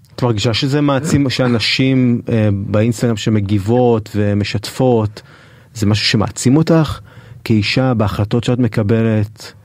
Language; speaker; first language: Hebrew; native; Hebrew